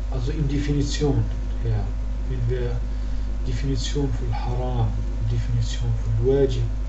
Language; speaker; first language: German; non-native, fluent; Arabic